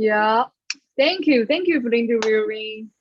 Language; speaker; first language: English; non-native, learner; Chinese